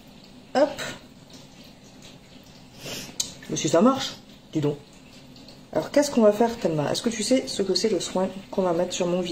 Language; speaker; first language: French; native; French